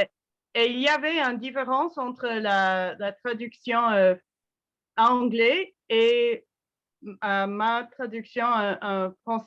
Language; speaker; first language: French; non-native, fluent; English